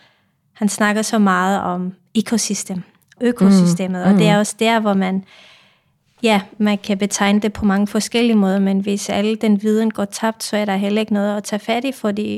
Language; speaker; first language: Danish; non-native, fluent; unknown